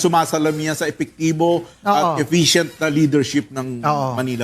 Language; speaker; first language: Filipino; native; Filipino